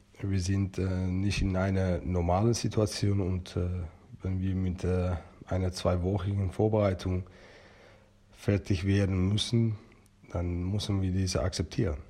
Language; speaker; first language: German; non-native, fluent; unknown